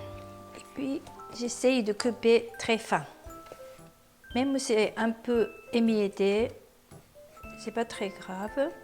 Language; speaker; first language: French; non-native, fluent; Japanese